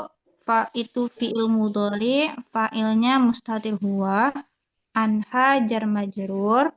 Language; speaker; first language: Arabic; non-native, learner; Indonesian